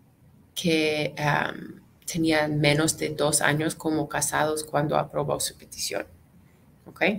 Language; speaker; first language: Spanish; non-native, fluent; English